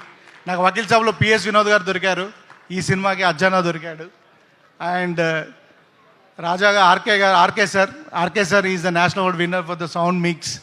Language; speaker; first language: Telugu; native; Telugu